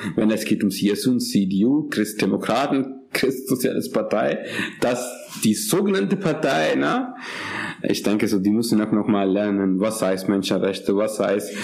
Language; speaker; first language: German; non-native, fluent; Urdu